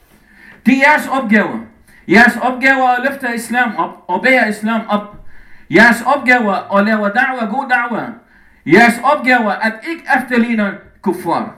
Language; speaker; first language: Danish; non-native, fluent; Arabic